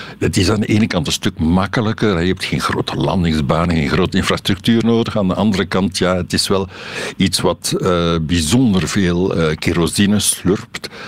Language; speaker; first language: Dutch; native; Dutch